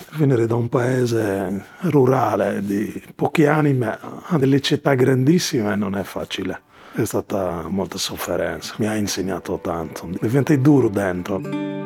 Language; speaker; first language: Italian; non-native, fluent; Arabic